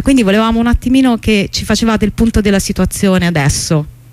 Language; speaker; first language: Italian; native; Italian